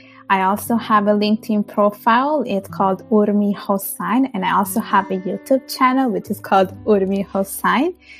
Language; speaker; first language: English; non-native, fluent; Bangla